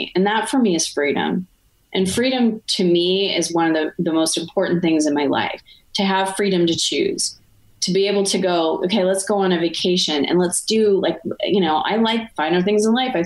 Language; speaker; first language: English; native; English